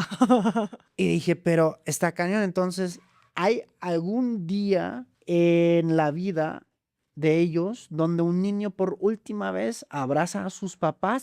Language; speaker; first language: Spanish; non-native, fluent; German